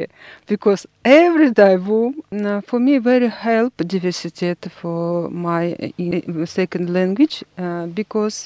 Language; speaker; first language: English; non-native, learner; Russian